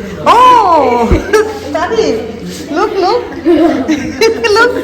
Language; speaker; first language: English; non-native, learner; Bangla